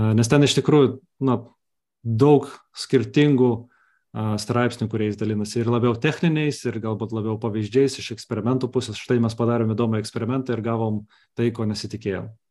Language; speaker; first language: Lithuanian; non-native, local second language; Russian